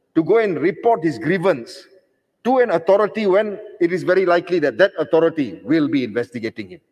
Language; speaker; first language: English; non-native, local second language; Malay